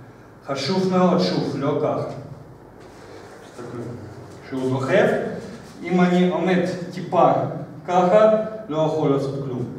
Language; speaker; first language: Hebrew; non-native, fluent; Russian